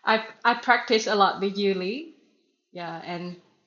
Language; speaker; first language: English; non-native, learner; Thai